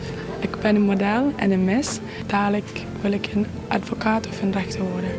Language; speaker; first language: Dutch; non-native, fluent; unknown